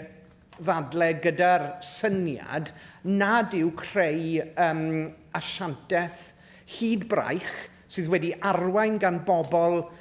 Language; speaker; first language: Welsh; native; Welsh